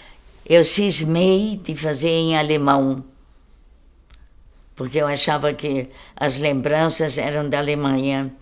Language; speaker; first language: Portuguese; early bilingual, other home language; German